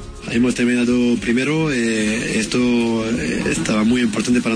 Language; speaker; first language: Spanish; non-native, fluent; French